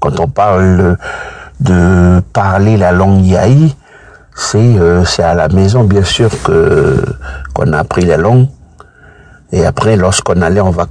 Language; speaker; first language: French; native; French